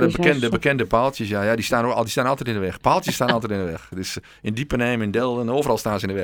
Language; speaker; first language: Dutch; native; Dutch